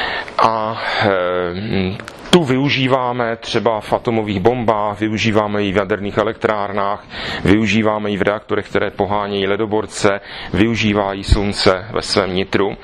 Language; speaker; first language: Czech; native; Czech